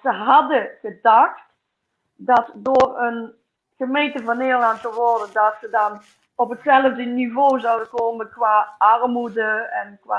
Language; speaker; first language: Dutch; non-native, local second language; Papiamento